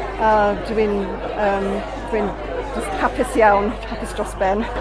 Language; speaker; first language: Welsh; non-native, fluent; English